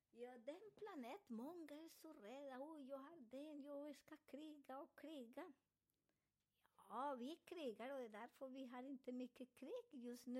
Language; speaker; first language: Swedish; non-native, learner; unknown